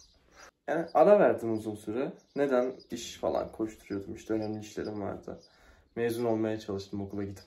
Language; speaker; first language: Turkish; native; Turkish